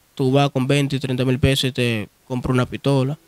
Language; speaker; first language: Spanish; non-native, fluent; Haitian Creole